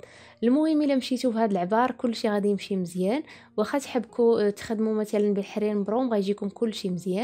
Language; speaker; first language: Arabic; native; Arabic